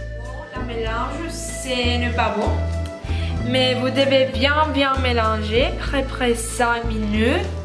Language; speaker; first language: French; non-native, learner; Spanish